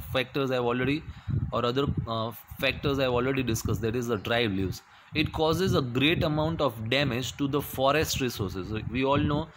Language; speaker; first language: English; non-native, local second language; Gujarati